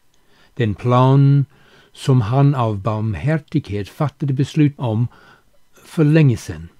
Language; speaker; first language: Swedish; non-native, fluent; English